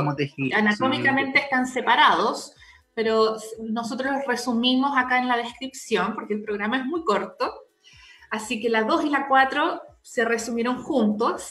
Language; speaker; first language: Spanish; native; Spanish